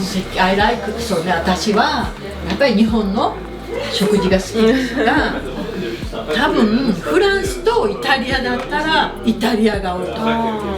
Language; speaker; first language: Japanese; non-native, learner; French